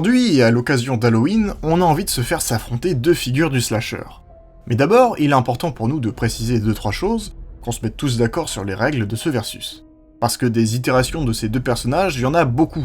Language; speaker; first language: French; native; French